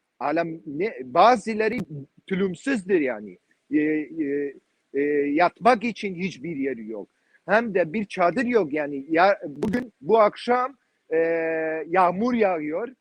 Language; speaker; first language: Turkish; non-native, learner; Kurdish